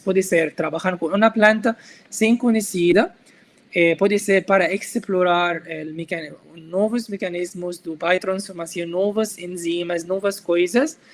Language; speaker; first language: Portuguese; non-native, learner; Arabic